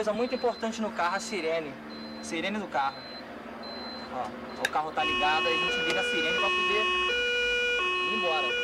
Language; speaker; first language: Portuguese; native; Portuguese